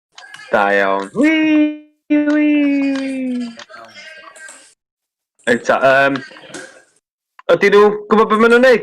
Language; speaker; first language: Welsh; native; Welsh